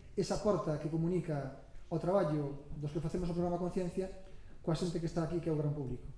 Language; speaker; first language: Galician; native; Galician